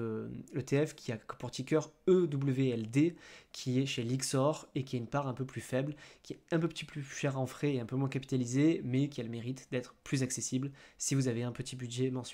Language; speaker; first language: French; native; French